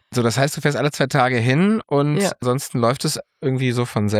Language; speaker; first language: German; native; German